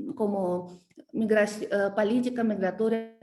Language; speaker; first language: Spanish; non-native, learner; Russian